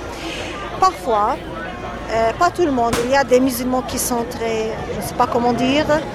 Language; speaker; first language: French; non-native, fluent; Arabic